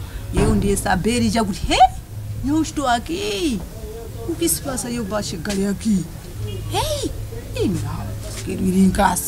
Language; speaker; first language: Portuguese; non-native, learner; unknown